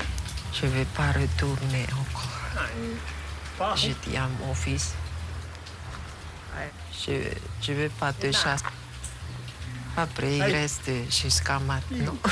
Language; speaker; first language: French; non-native, local second language; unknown